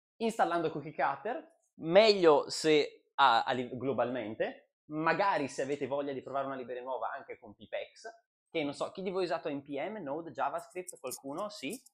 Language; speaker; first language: Italian; native; Italian